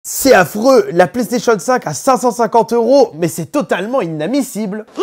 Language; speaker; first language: French; native; French